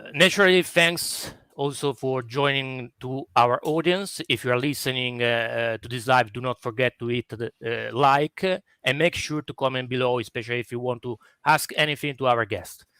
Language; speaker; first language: English; non-native, fluent; Italian